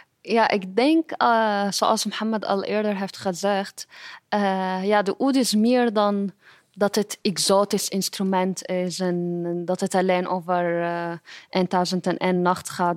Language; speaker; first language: Dutch; non-native, fluent; Arabic